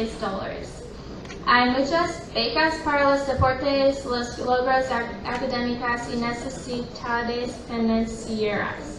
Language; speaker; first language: Spanish; non-native, learner; English